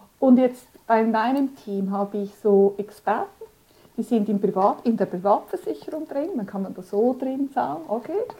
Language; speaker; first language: German; early bilingual, other home language; Spanish